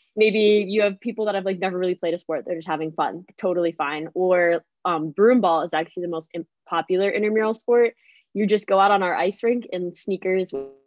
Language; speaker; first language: English; native; English